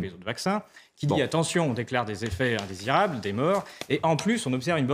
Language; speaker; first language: French; native; French